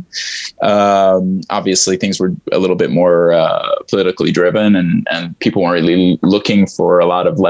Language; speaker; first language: English; early bilingual, other home language; Arabic